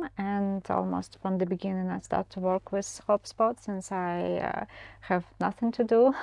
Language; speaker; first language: English; non-native, learner; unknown